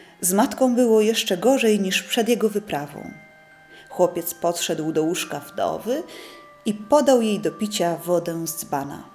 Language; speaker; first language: Polish; native; Polish